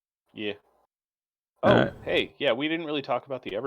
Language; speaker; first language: English; native; English